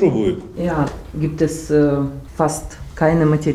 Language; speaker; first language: German; non-native, learner; Russian